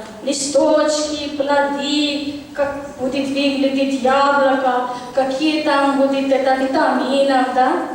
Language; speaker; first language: Russian; non-native, learner; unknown